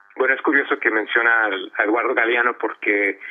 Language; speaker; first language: Spanish; early bilingual, heritage; Spanish